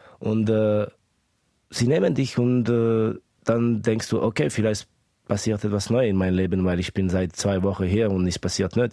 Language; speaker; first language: German; early bilingual, other home language; Estonian